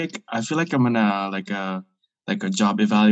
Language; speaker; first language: English; non-native, local second language; Filipino